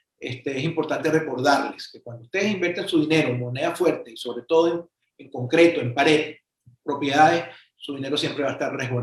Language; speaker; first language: Spanish; native; Spanish